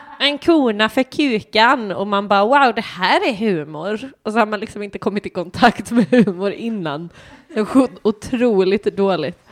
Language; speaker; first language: Swedish; early bilingual, other home language; English